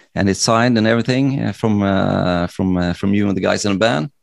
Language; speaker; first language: English; non-native, fluent; Norwegian